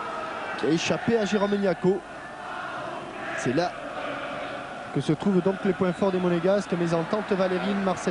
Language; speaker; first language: French; native; French